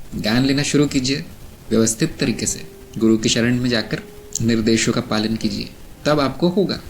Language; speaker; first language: Hindi; non-native, local second language; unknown